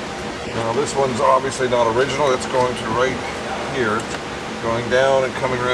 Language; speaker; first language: English; native; English